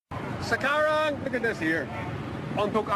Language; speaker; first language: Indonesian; non-native, learner; English